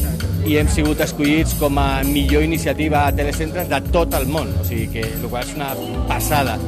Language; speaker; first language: Catalan; native; Catalan